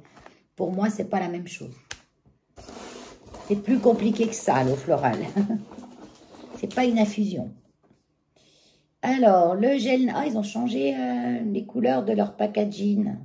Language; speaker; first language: French; native; French